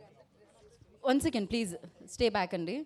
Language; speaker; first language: Telugu; native; Telugu